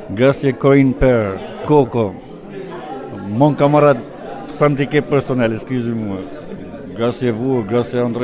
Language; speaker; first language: French; non-native, learner; Albanian